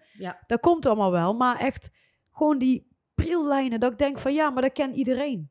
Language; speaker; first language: Dutch; native; Dutch